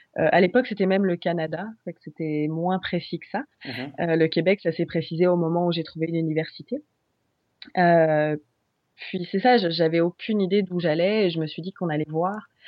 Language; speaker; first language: French; native; French